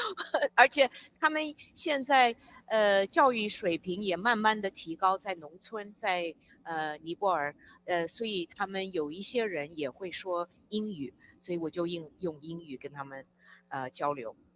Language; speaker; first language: Chinese; early bilingual, heritage; English